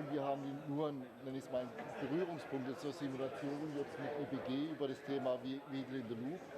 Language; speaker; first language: German; native; German